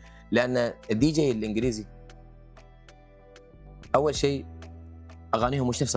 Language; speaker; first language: Arabic; native; Arabic